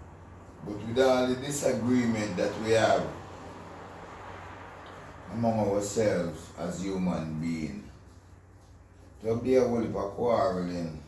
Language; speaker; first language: English; non-native, local second language; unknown